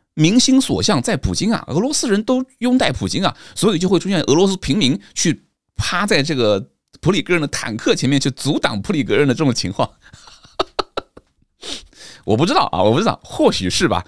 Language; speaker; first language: Chinese; native; Chinese